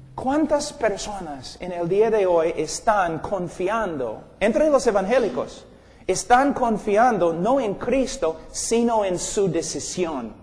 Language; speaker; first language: Spanish; non-native, fluent; English